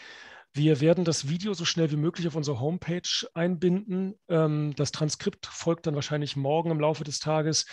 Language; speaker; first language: German; native; German